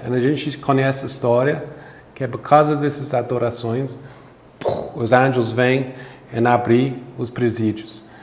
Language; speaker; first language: Portuguese; non-native, fluent; English